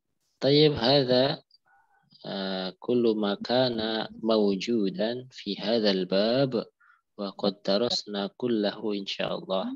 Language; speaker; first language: Arabic; non-native, fluent; Indonesian